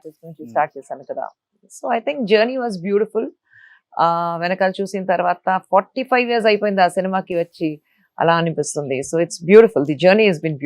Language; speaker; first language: Telugu; non-native, fluent; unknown